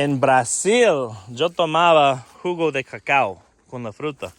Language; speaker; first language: Spanish; non-native, learner; English